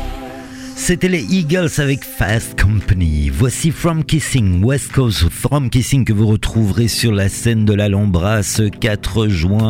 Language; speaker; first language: French; native; French